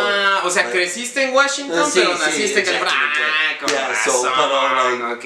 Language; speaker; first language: Spanish; native; Spanish